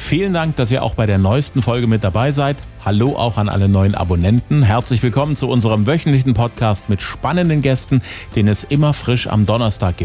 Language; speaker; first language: German; native; German